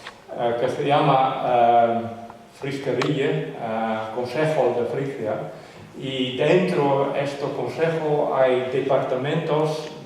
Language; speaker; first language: Spanish; non-native, fluent; Western Frisian